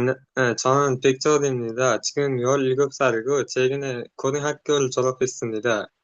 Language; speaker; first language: Korean; non-native, learner; Uzbek